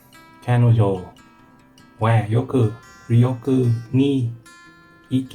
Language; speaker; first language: Japanese; non-native, learner; Vietnamese